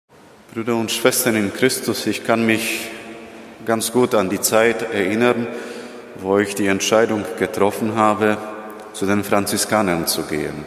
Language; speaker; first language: German; non-native, fluent; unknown